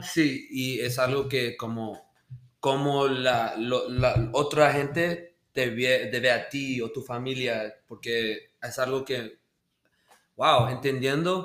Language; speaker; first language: Spanish; early bilingual, heritage; Spanish